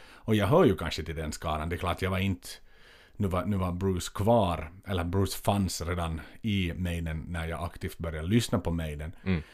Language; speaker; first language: Swedish; native; Swedish